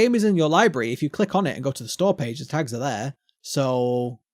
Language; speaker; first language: English; native; English